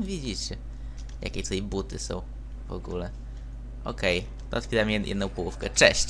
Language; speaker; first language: Polish; native; Polish